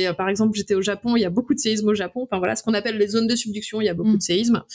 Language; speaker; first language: French; native; French